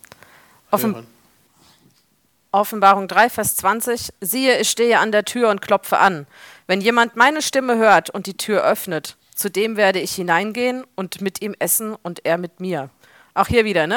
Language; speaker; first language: German; native; German